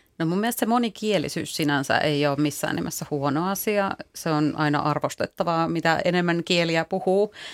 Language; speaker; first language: Finnish; native; Finnish